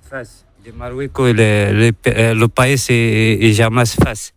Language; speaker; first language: Spanish; non-native, learner; Arabic